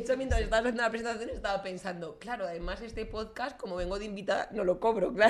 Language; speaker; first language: Spanish; native; Spanish